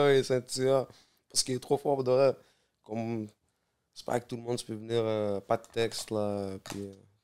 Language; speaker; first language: French; early bilingual, other home language; Arabic